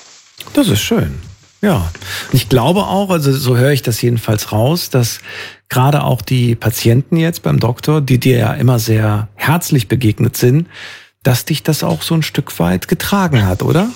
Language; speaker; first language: German; native; German